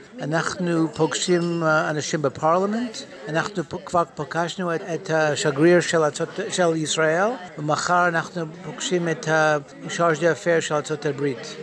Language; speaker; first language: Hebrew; non-native, learner; English